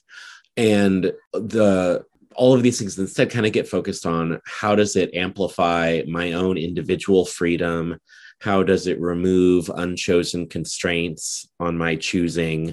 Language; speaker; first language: English; native; English